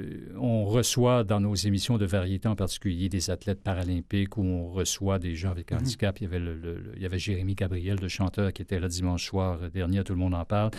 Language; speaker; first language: French; native; French